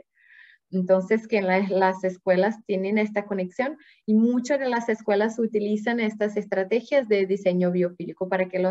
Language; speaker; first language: Spanish; non-native, fluent; Portuguese